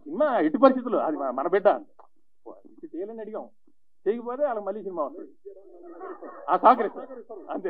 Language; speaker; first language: Telugu; native; Telugu